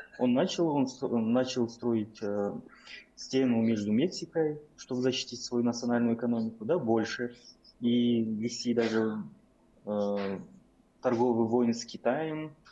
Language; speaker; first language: Russian; non-native, local second language; Kazakh